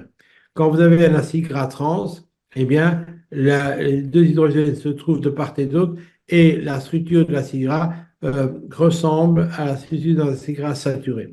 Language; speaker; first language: French; native; French